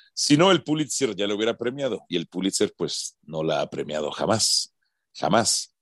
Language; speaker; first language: Spanish; native; Spanish